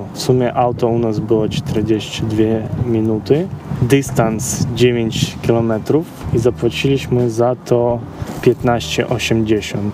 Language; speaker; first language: Polish; non-native, fluent; Ukrainian